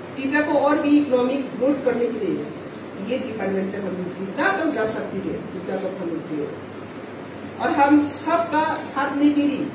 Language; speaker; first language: Hindi; non-native, local second language; Kok Borok